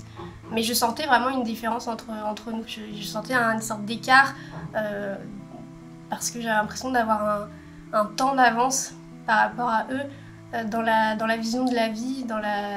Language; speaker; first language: French; native; French